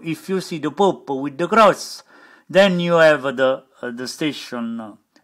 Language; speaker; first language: English; non-native, learner; Italian